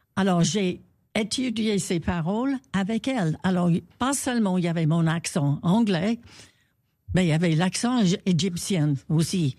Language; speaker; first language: French; non-native, fluent; English